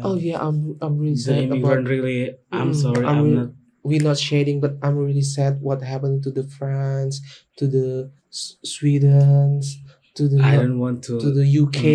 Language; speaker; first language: English; non-native, learner; Indonesian